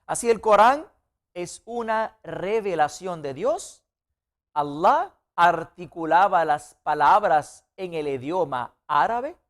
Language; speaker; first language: Spanish; non-native, fluent; Arabic